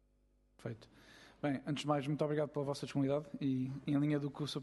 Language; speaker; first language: Portuguese; native; Portuguese